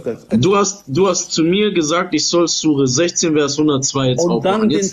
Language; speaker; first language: German; native; German